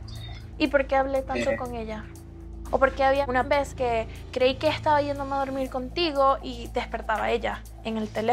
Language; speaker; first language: Spanish; native; Spanish